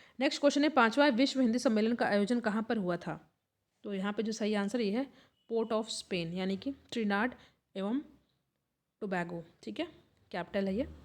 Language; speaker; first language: Hindi; native; Hindi